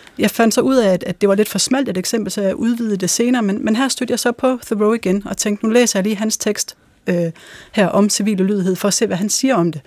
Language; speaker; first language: Danish; native; Danish